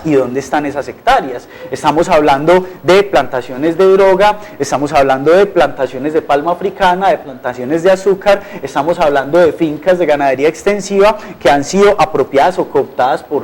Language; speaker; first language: Spanish; native; Spanish